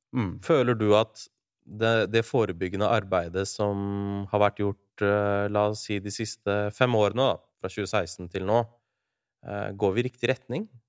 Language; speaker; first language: Norwegian; early bilingual, other home language; Urdu